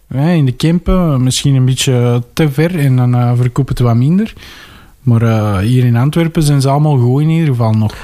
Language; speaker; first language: Dutch; native; Dutch